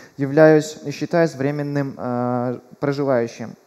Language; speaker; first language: Russian; early bilingual, other home language; Persian